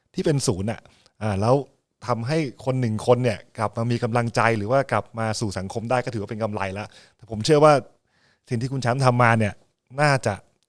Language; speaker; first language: Thai; native; Thai